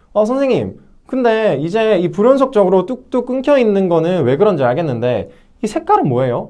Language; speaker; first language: Korean; native; Korean